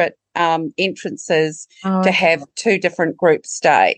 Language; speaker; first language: English; native; English